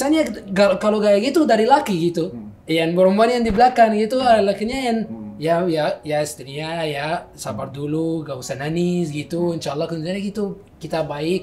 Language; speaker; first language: Indonesian; non-native, learner; Arabic